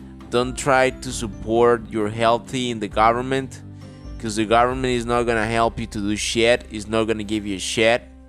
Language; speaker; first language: English; non-native, fluent; Spanish